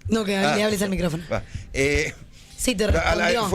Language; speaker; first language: Spanish; native; Spanish